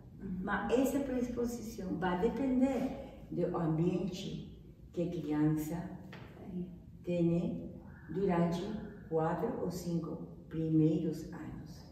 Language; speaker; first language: Portuguese; non-native, fluent; Spanish